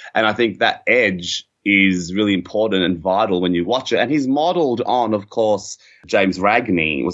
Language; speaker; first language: English; native; English